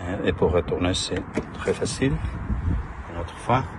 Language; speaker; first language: French; non-native, learner; Spanish